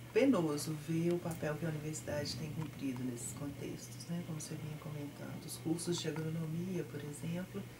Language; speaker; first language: Portuguese; native; Portuguese